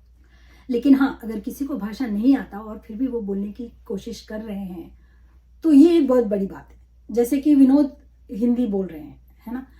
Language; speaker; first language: Hindi; non-native, local second language; Malayalam